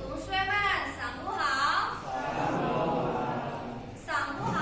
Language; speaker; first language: Chinese; non-native, learner; Indonesian